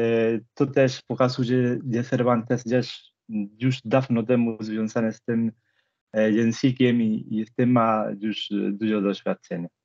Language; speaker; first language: Polish; non-native, fluent; Spanish